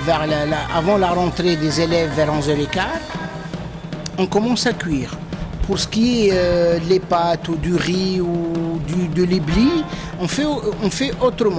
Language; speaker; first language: French; native; French